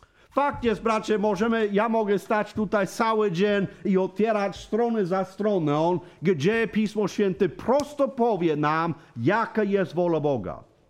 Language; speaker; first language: Polish; non-native, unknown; English